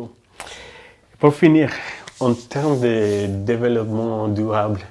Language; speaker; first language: French; non-native, fluent; Spanish